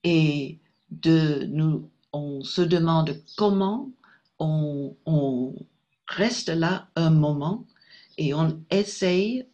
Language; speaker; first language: French; non-native, fluent; English